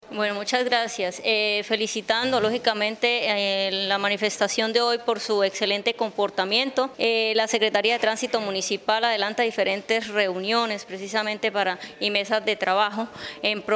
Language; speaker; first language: Spanish; native; Spanish